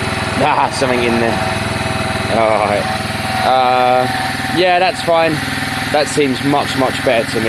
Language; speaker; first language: English; native; English